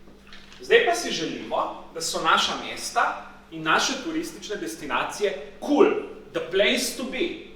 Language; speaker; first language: Slovenian; native; Slovenian